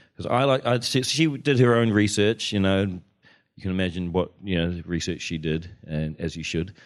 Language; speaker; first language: English; native; English